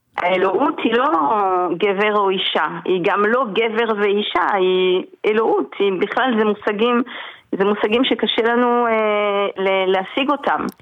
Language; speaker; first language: Hebrew; non-native, fluent; French